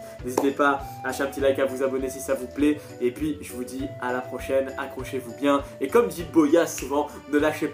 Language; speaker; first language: French; native; French